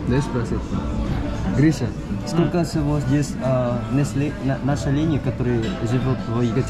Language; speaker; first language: Russian; non-native, learner; Indonesian